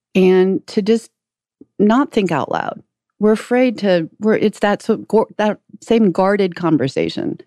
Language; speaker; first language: English; native; English